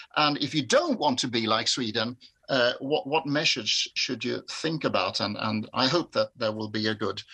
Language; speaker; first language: English; non-native, fluent; Swedish